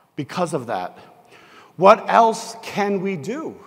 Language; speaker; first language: English; native; English